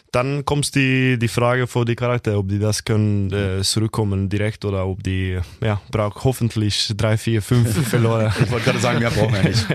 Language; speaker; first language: German; non-native, fluent; Norwegian